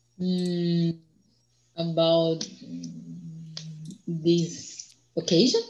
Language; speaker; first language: English; non-native, learner; Portuguese